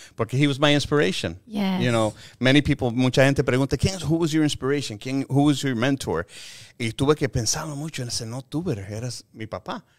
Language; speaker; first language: Spanish; early bilingual, heritage; Spanish